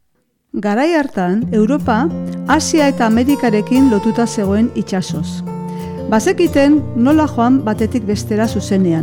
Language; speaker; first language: Basque; native; Basque